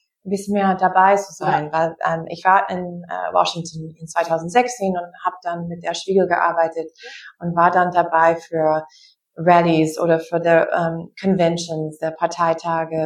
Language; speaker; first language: German; non-native, fluent; English